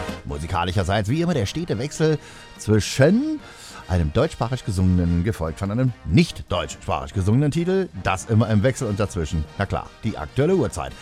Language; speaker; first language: German; native; German